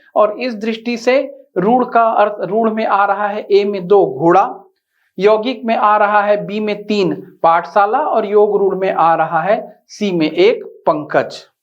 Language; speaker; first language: Hindi; native; Hindi